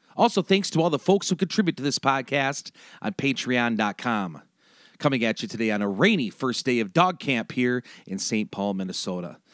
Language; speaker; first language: English; native; English